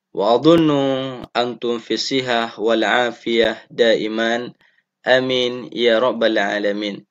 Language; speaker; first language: Arabic; non-native, fluent; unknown